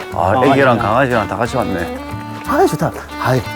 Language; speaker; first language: Korean; native; Korean